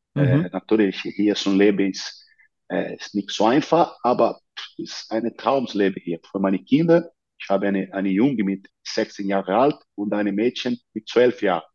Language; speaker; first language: German; non-native, fluent; Portuguese